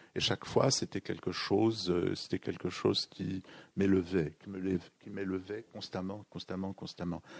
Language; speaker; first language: French; native; French